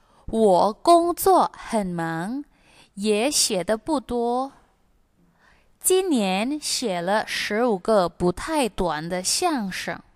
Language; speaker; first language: Chinese; non-native, fluent; Indonesian